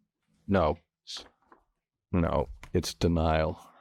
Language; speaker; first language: English; native; English